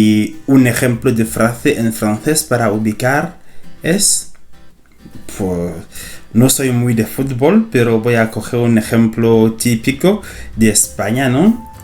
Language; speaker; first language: Spanish; non-native, fluent; French